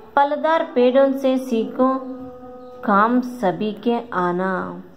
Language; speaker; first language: Hindi; non-native, local second language; Kannada